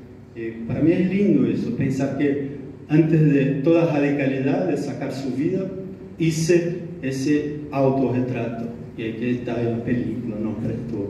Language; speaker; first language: Spanish; non-native, learner; Portuguese